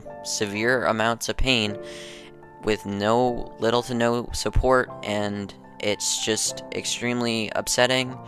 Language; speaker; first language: English; native; English